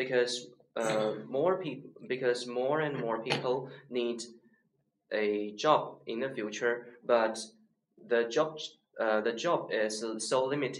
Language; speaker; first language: English; non-native, learner; Chinese